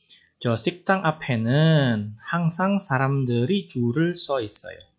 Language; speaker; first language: Korean; non-native, fluent; Indonesian